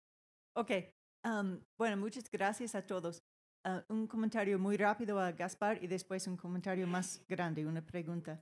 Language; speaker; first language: Spanish; non-native, fluent; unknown